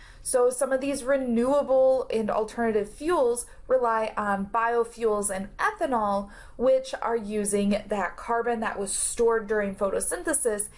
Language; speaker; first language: English; native; English